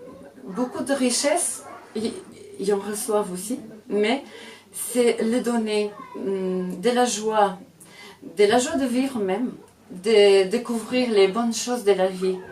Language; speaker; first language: French; non-native, fluent; Portuguese